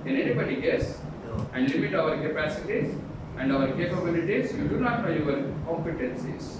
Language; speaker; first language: English; non-native, local second language; Telugu